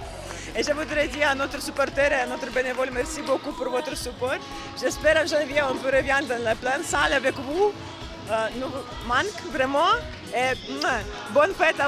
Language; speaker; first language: French; non-native, learner; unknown